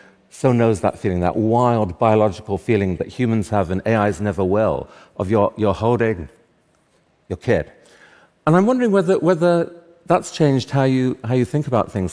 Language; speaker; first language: English; native; English